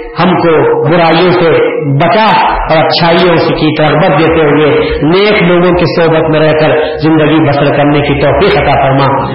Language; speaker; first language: Urdu; native; Urdu